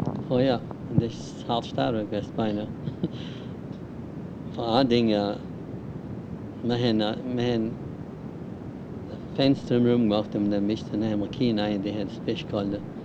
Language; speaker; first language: German; early bilingual, heritage; German